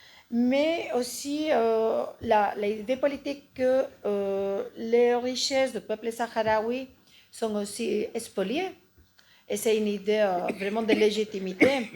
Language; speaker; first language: French; non-native, fluent; Spanish